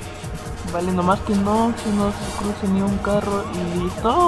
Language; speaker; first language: Spanish; native; Spanish